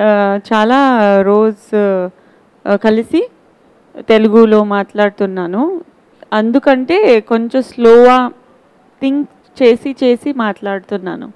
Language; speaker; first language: Telugu; non-native, learner; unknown